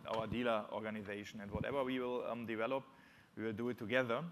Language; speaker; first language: English; non-native, fluent; German